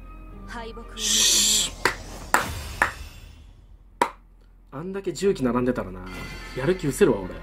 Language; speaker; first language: Japanese; native; Japanese